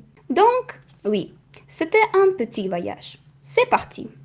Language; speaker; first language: French; non-native, learner; Russian